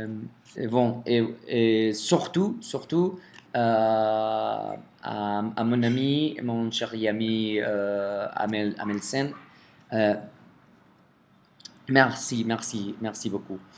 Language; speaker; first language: French; non-native, fluent; Spanish